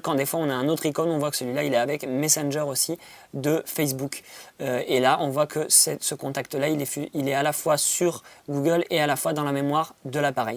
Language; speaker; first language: French; native; French